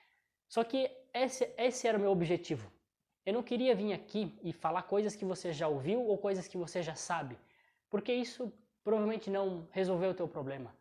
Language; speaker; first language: Portuguese; native; Portuguese